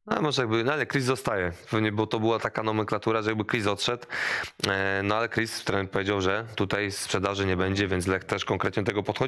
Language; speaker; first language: Polish; native; Polish